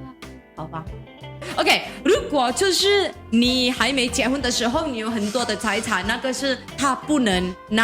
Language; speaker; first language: Chinese; non-native, learner; Indonesian